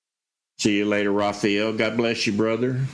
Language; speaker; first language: English; native; English